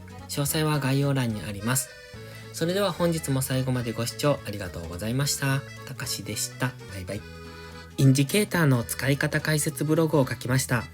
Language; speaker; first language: Japanese; native; Japanese